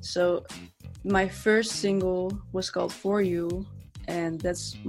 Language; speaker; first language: English; non-native, fluent; Dutch